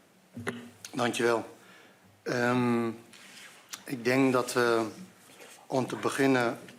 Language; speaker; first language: Dutch; non-native, fluent; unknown